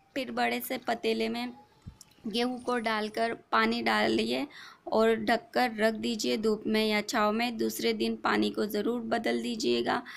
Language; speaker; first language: Hindi; non-native, local second language; Marathi